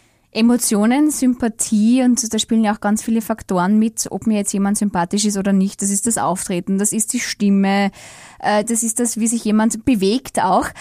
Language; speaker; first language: German; native; German